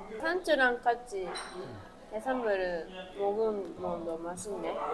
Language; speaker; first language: Korean; non-native, learner; Japanese